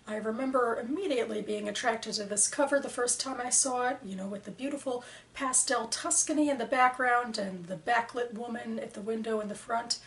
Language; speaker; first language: English; native; English